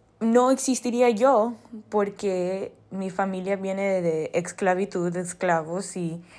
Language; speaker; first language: Spanish; early bilingual, heritage; English